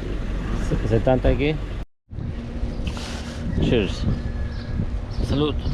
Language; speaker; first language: Spanish; non-native, learner; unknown